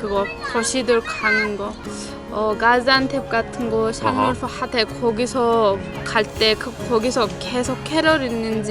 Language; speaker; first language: Korean; non-native, learner; Turkish